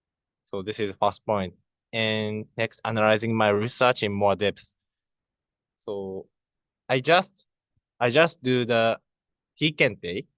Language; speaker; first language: English; non-native, learner; Japanese